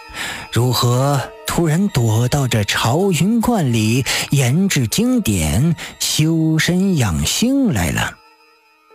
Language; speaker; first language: Chinese; native; Chinese